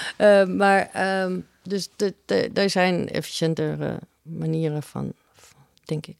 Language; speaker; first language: Dutch; early bilingual, other home language; Spanish